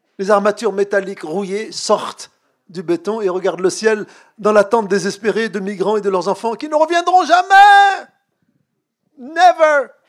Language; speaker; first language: French; native; French